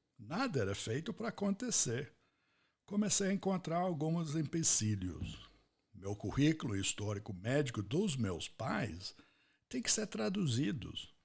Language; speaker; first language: Portuguese; non-native, fluent; English